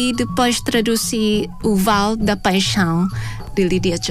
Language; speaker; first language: Portuguese; non-native, fluent; Thai